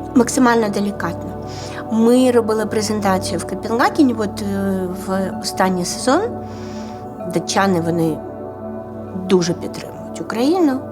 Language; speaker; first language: Ukrainian; non-native, local second language; Russian